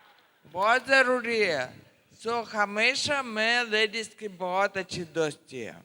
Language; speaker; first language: Hindi; non-native, learner; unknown